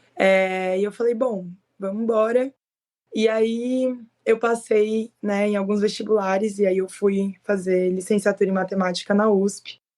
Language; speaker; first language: Portuguese; native; Portuguese